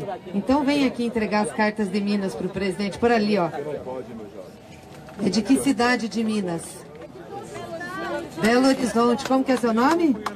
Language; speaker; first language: Portuguese; native; Portuguese